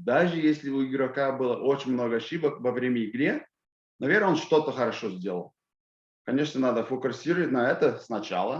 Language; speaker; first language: Russian; non-native, fluent; English